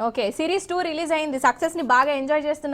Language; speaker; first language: Telugu; native; Telugu